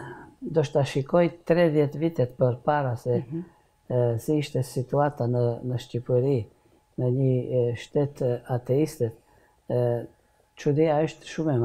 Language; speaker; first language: Albanian; non-native, learner; Hungarian